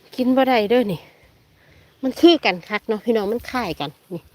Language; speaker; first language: Thai; native; Thai